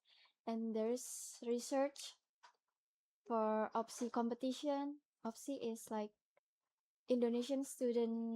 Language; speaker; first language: English; non-native, learner; Indonesian